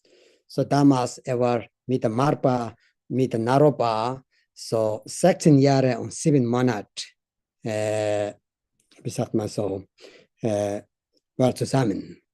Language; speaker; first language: German; non-native, learner; Tibetan